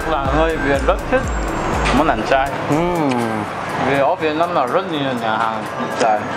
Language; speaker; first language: Vietnamese; non-native, learner; Korean